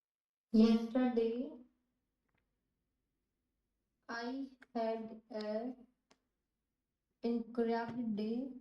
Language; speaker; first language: English; non-native, learner; Hindi